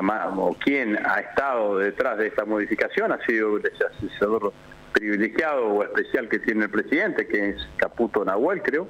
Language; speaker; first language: Spanish; native; Spanish